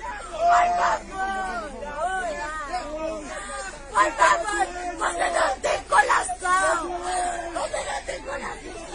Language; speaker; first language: Portuguese; non-native, learner; Haitian Creole